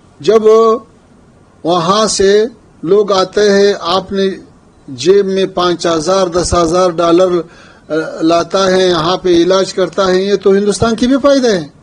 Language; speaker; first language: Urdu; non-native, fluent; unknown